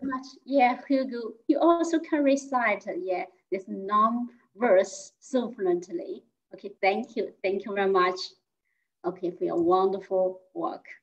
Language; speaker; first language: English; non-native, fluent; Chinese